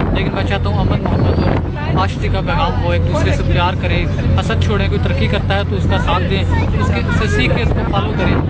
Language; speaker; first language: Urdu; native; Urdu